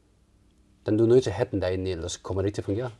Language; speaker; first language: Danish; native; Danish